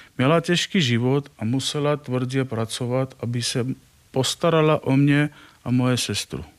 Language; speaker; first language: Czech; non-native, fluent; Armenian